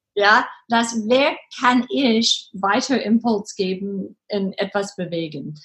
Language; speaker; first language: German; non-native, learner; English